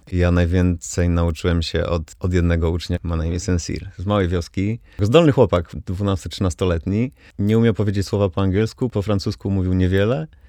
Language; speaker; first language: Polish; native; Polish